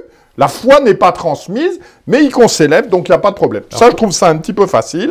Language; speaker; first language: French; native; French